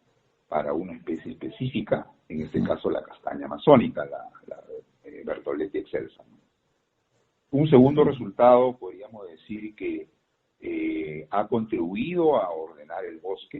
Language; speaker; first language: Spanish; native; Spanish